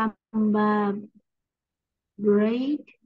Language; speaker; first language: English; non-native, learner; Vietnamese